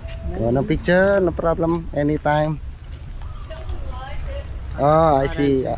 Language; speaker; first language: English; non-native, learner; Indonesian